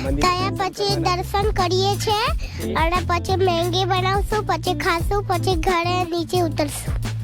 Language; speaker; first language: Gujarati; native; Gujarati